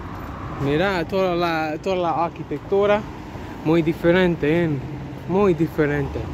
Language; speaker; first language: Spanish; non-native, learner; English